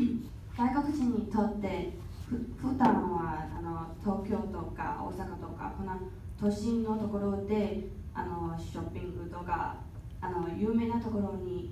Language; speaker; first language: Japanese; non-native, learner; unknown